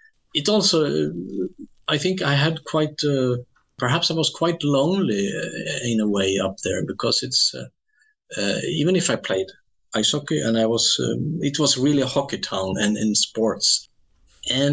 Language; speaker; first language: English; non-native, fluent; Swedish